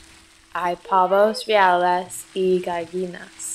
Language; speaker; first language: Spanish; non-native, learner; English